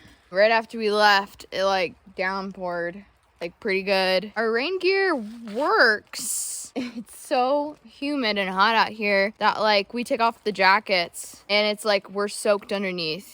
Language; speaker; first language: English; native; English